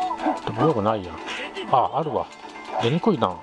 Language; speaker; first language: Japanese; native; Japanese